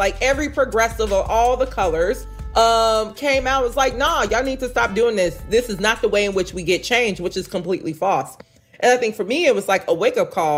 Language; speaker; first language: English; native; English